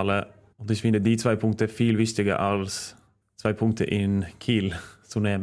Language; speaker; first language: German; non-native, fluent; Norwegian